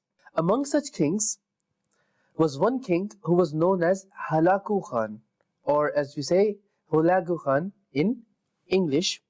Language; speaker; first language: English; non-native, local second language; Urdu